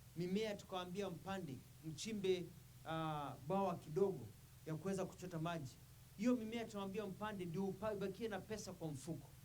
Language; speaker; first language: Swahili; non-native, local second language; Kamba